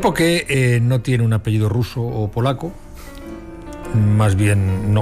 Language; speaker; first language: Spanish; native; Spanish